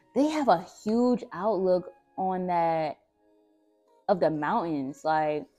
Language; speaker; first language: English; native; English